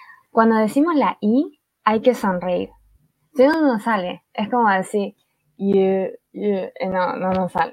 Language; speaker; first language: Spanish; early bilingual, other home language; Chinese